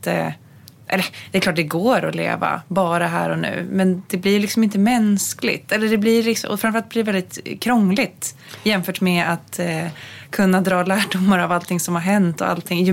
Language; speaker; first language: Swedish; native; Swedish